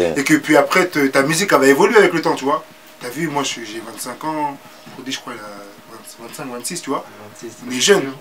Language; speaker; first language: French; native; French